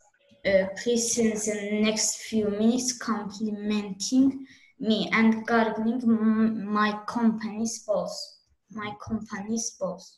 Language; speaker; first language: English; non-native, learner; Azerbaijani